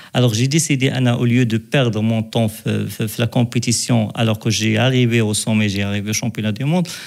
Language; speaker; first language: French; non-native, local second language; Arabic